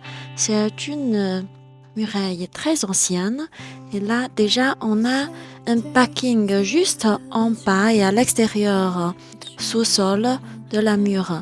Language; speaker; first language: French; non-native, fluent; Chinese